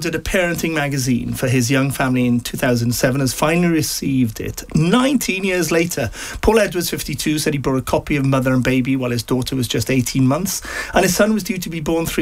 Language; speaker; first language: English; native; English